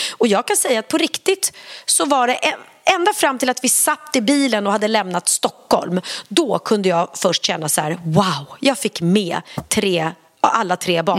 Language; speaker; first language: Swedish; native; Swedish